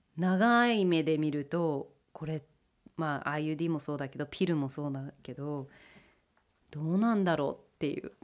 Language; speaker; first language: Japanese; early bilingual, heritage; English